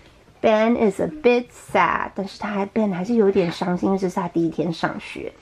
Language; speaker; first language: Chinese; native; Chinese